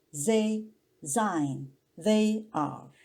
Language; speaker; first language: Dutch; non-native, learner; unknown